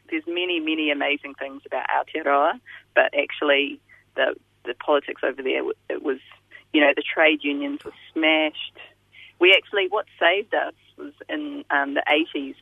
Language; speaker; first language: English; native; English